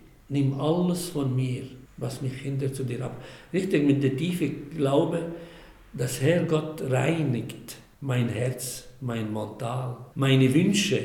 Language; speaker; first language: German; non-native, fluent; Arabic